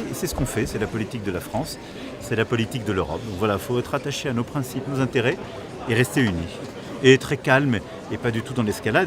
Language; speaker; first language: French; native; French